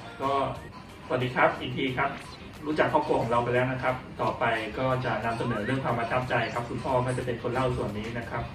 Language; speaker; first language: Thai; native; Thai